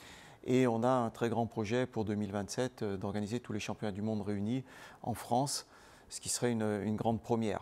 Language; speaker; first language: French; native; French